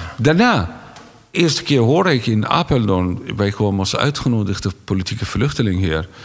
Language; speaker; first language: Dutch; non-native, fluent; Persian